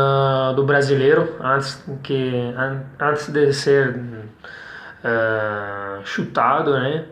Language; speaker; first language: Portuguese; non-native, fluent; Italian